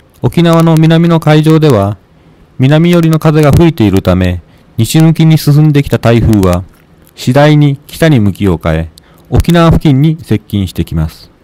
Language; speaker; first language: Japanese; native; Japanese